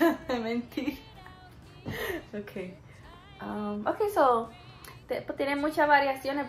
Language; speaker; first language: Spanish; early bilingual, heritage; Spanish